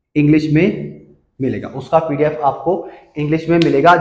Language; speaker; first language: Hindi; native; Hindi